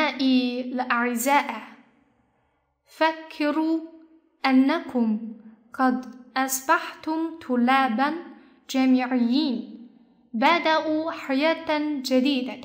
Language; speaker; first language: Arabic; non-native, fluent; Chinese